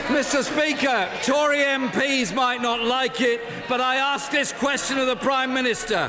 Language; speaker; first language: English; native; English